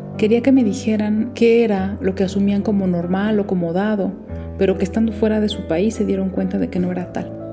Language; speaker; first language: Spanish; native; Spanish